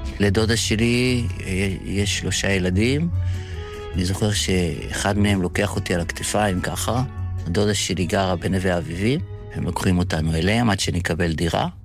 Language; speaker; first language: Hebrew; early bilingual, other home language; Yiddish